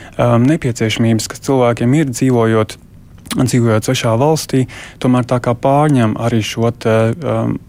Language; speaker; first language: Latvian; early bilingual, other home language; Portuguese